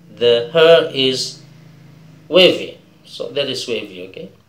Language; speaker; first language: English; non-native, fluent; Indonesian